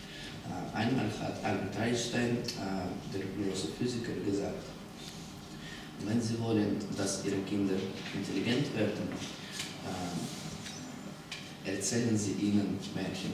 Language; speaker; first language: German; non-native, learner; Russian